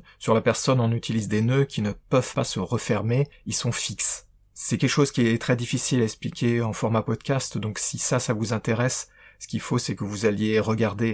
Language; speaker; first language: French; native; French